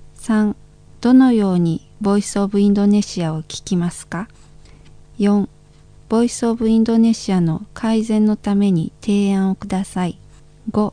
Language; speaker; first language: Japanese; non-native, fluent; Indonesian